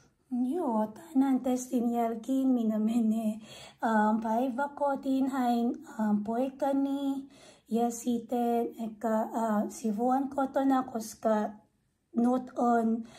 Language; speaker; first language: Finnish; non-native, learner; Filipino